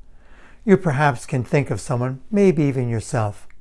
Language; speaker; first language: English; native; English